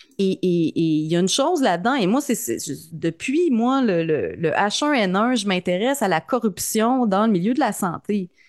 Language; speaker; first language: French; native; French